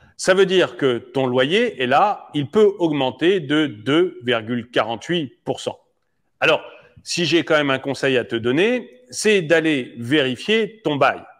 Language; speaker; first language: French; native; French